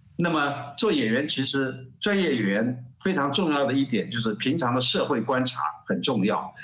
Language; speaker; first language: Chinese; native; Chinese